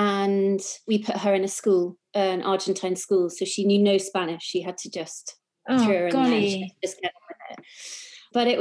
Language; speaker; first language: English; native; English